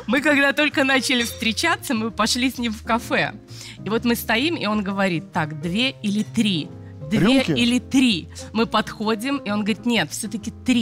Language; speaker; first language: Russian; native; Russian